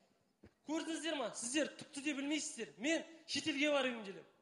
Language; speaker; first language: Kazakh; native; Kazakh